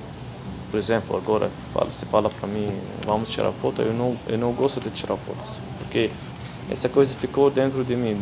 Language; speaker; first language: Portuguese; non-native, learner; Arabic